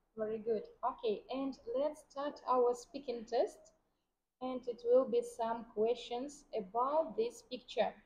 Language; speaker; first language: English; non-native, fluent; Vietnamese